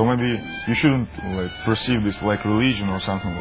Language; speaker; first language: English; non-native, learner; Russian